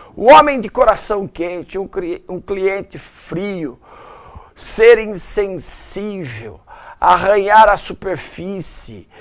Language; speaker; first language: Portuguese; native; Portuguese